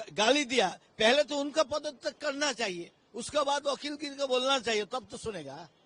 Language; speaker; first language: Hindi; non-native, local second language; Bangla